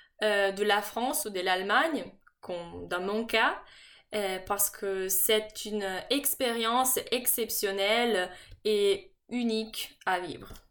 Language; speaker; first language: French; non-native, fluent; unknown